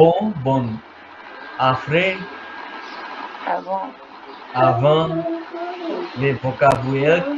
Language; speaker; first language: French; non-native, learner; Nepali